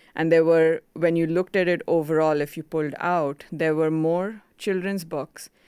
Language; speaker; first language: English; non-native, local second language; Konkani